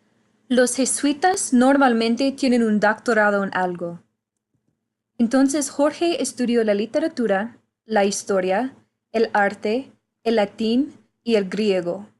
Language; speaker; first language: Spanish; non-native, fluent; English